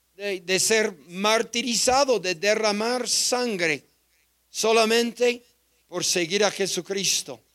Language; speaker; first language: Spanish; non-native, fluent; English